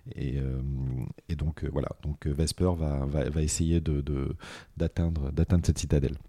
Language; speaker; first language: French; native; French